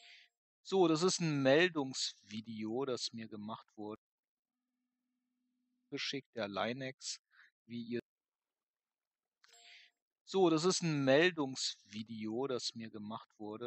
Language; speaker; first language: German; native; German